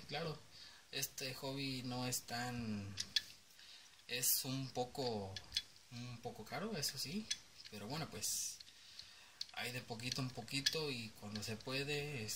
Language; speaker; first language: Spanish; native; Spanish